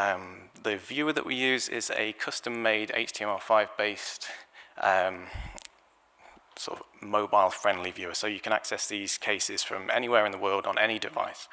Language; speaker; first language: English; native; English